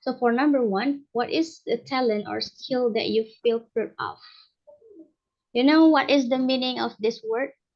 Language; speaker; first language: English; non-native, learner; Indonesian